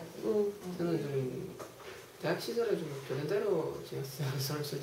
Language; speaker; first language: Korean; non-native, fluent; Chinese